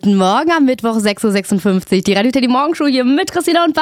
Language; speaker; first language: German; native; German